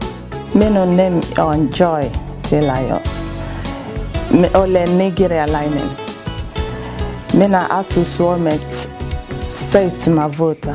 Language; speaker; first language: Finnish; non-native, learner; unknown